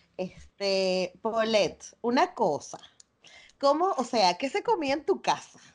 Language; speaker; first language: Spanish; native; Spanish